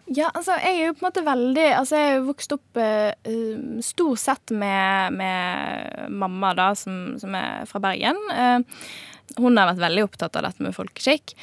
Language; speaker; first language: Norwegian; native; Norwegian